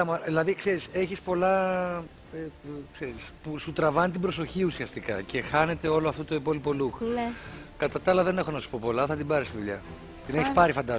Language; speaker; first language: Greek; native; Greek